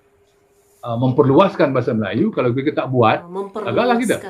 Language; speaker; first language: Malay; native; Malay